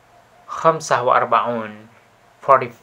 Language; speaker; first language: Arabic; non-native, learner; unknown